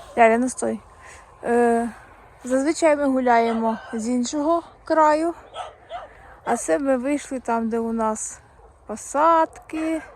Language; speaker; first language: Ukrainian; native; Ukrainian